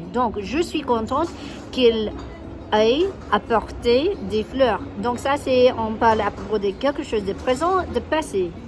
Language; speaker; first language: French; non-native, learner; English